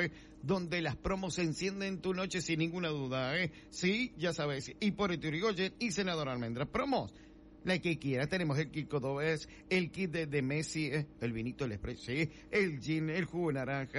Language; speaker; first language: Spanish; native; Spanish